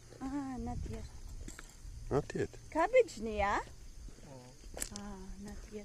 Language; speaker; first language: English; non-native, local second language; Cebuano